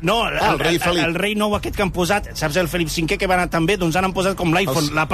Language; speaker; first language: Catalan; native; Catalan